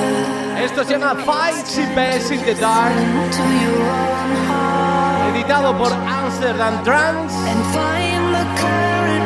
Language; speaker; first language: Spanish; native; Spanish